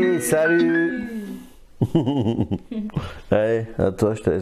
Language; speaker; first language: French; native; French